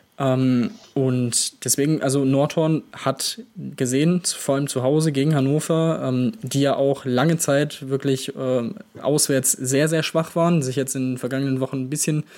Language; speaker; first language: German; native; German